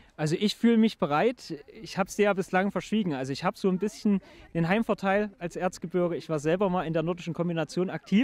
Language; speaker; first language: German; native; German